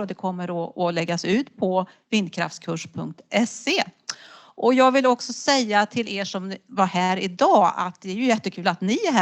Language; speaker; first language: Swedish; native; Swedish